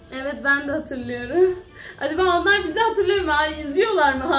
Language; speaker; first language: Turkish; native; Turkish